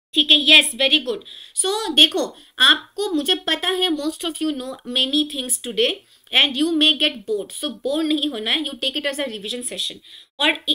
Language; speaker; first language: Hindi; non-native, local second language; Assamese